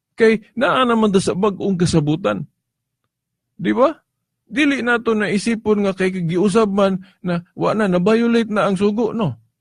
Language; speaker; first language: Cebuano; native; Cebuano